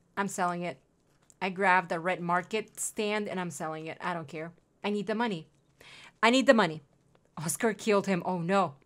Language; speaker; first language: English; non-native, fluent; Spanish